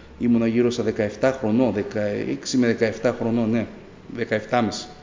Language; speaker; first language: Greek; early bilingual, other home language; Albanian